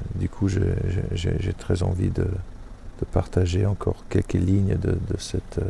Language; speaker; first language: French; non-native, fluent; German